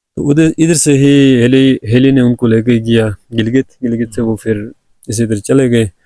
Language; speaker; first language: Urdu; non-native, local second language; Sicilian